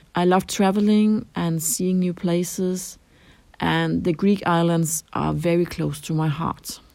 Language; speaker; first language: English; non-native, fluent; Danish